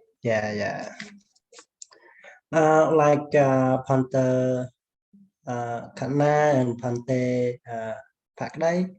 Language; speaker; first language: English; non-native, learner; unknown